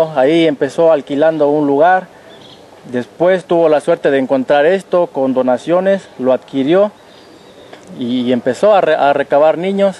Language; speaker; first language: Spanish; native; Spanish